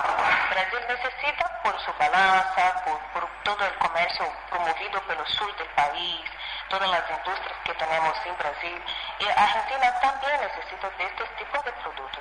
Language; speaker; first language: Spanish; non-native, fluent; Portuguese